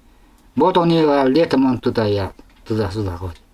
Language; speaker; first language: Russian; non-native, local second language; Yakut